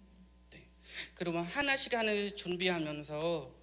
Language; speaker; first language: Korean; non-native, learner; Khmer